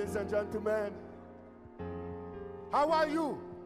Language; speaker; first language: English; non-native, fluent; Seselwa Creole French